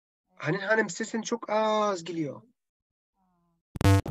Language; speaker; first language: Turkish; non-native, fluent; Arabic